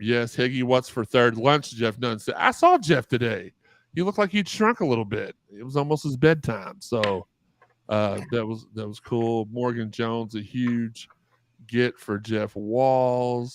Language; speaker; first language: English; native; English